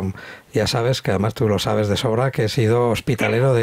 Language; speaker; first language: Spanish; native; Spanish